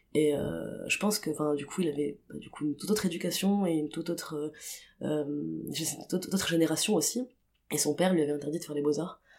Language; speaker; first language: French; non-native, local second language; Arabic